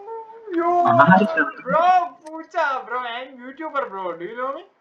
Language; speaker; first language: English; non-native, learner; Malayalam